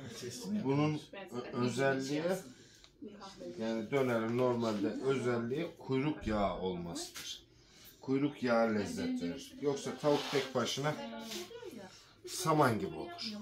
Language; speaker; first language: Turkish; native; Turkish